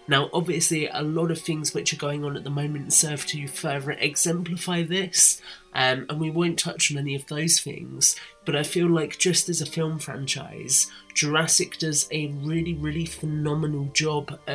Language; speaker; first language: English; non-native, fluent; German